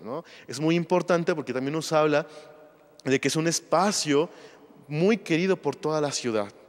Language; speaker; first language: Spanish; native; Spanish